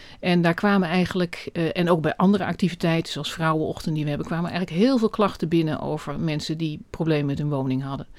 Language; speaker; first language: Dutch; native; Dutch